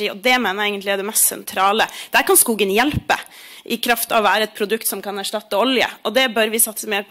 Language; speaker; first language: Norwegian; native; Norwegian